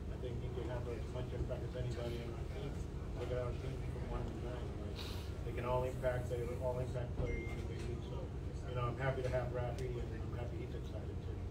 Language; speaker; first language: English; early bilingual, other home language; Spanish